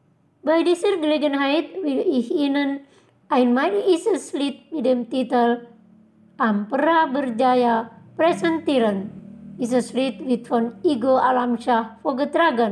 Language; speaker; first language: German; non-native, fluent; Indonesian